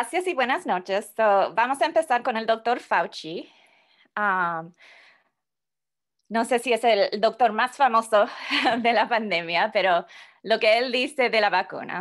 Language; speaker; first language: Spanish; non-native, fluent; English